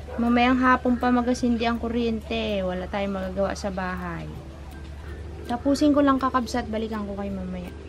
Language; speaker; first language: Filipino; non-native, local second language; Iloko